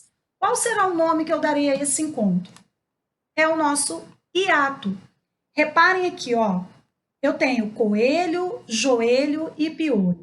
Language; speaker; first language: Portuguese; native; Portuguese